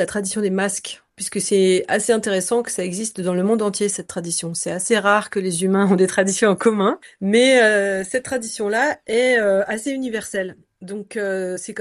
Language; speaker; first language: French; native; French